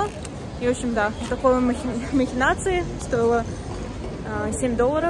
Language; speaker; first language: Russian; native; Russian